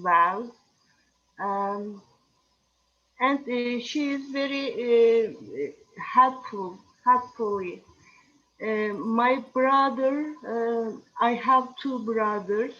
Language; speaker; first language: English; non-native, learner; Turkish